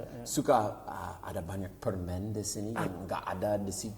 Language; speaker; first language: Indonesian; non-native, fluent; English